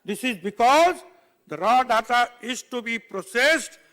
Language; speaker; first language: English; non-native, local second language; Marathi